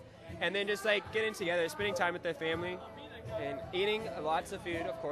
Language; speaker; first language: English; native; English